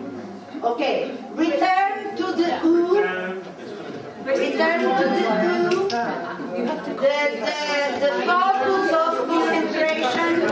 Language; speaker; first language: English; non-native, learner; Portuguese